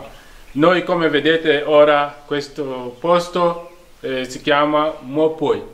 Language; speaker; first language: Italian; non-native, fluent; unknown